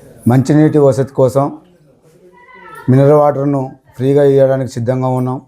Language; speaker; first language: Telugu; native; Telugu